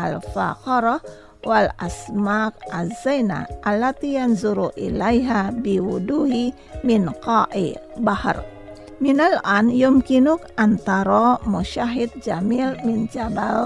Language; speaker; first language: Arabic; non-native, learner; Indonesian